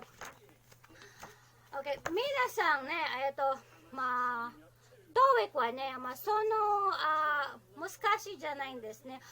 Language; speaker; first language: Japanese; non-native, learner; Filipino